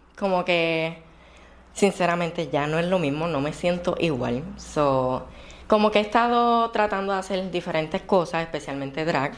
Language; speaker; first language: Spanish; native; Spanish